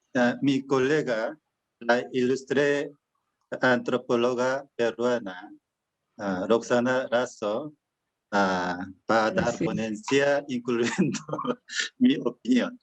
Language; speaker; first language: Spanish; non-native, fluent; Korean